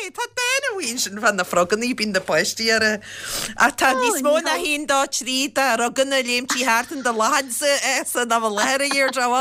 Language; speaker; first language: Irish; native; Irish